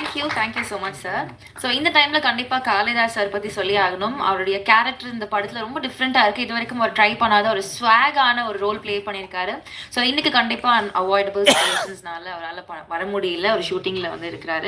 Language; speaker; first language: Tamil; native; Tamil